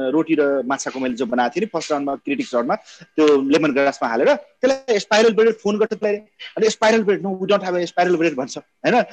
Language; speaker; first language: Nepali; non-native, local second language; Maithili